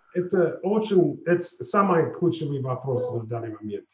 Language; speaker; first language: Russian; non-native, fluent; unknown